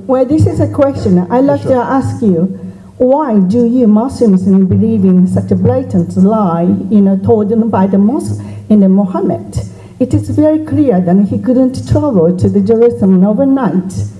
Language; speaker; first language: English; non-native, fluent; Japanese